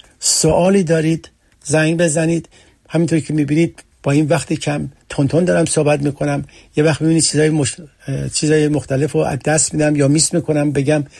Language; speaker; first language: Persian; early bilingual, heritage; Persian